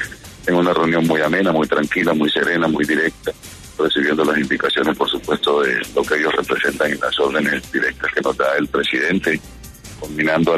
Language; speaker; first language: Spanish; native; Spanish